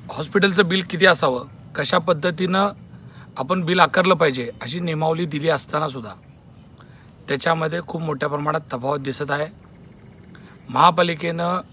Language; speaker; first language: Marathi; native; Marathi